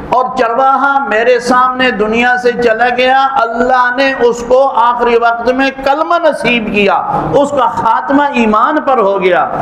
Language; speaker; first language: Urdu; non-native, local second language; Punjabi